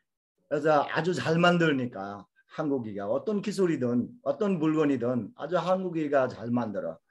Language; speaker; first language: Korean; non-native, fluent; Bangla